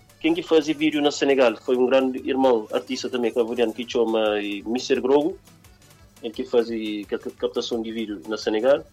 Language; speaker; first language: Portuguese; non-native, local second language; Kabuverdianu